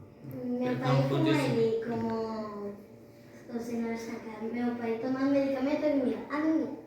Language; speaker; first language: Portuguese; non-native, learner; Spanish